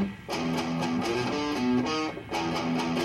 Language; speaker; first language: English; native; English